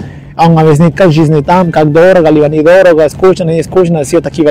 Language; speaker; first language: Russian; non-native, learner; Spanish